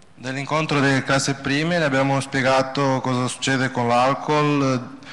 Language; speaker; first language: Italian; early bilingual, other home language; Romanian